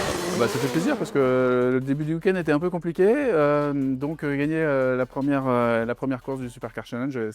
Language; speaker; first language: French; native; French